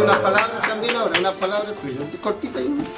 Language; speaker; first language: Spanish; native; Spanish